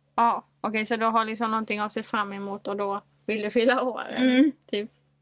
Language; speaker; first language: Swedish; native; Swedish